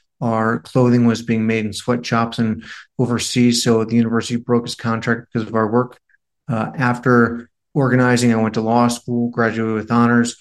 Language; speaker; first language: English; native; English